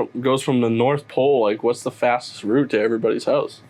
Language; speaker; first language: English; native; English